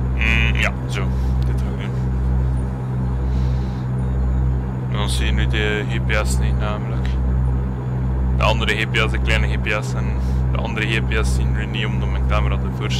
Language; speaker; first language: Dutch; native; Dutch